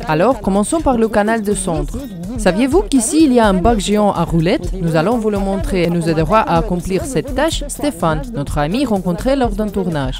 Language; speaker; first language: French; non-native, fluent; Russian